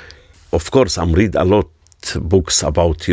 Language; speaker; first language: English; non-native, learner; Arabic